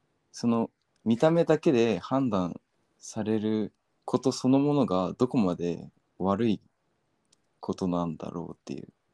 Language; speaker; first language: Japanese; native; Japanese